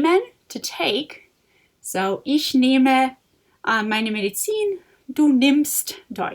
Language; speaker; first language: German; non-native, fluent; English